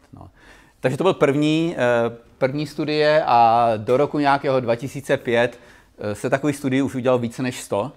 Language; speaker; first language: Czech; native; Czech